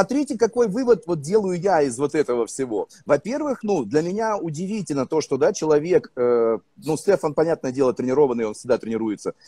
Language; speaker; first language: Russian; native; Russian